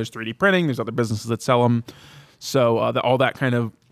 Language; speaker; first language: English; native; English